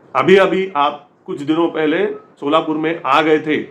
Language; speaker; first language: Hindi; non-native, local second language; Marathi